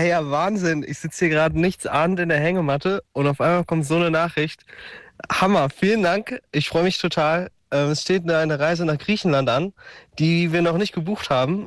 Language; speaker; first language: German; native; German